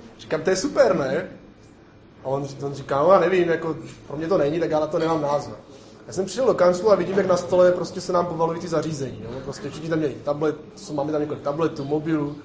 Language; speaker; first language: Czech; native; Czech